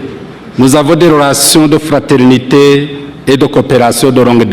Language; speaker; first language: French; non-native, local second language; Rundi